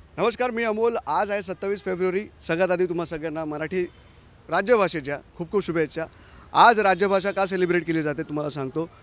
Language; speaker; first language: Marathi; native; Marathi